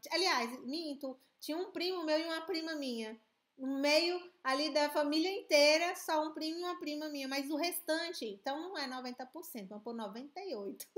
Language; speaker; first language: Portuguese; native; Portuguese